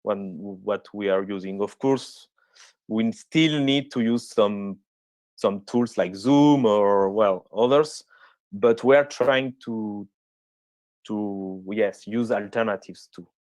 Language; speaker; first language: English; non-native, fluent; French